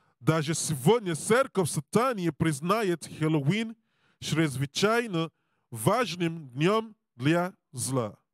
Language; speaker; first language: Russian; non-native, learner; Serbian